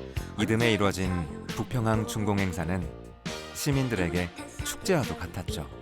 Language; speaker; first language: Korean; native; Korean